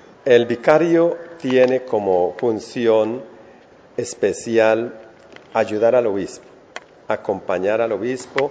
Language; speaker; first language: Spanish; native; Spanish